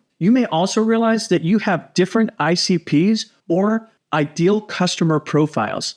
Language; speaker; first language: English; native; English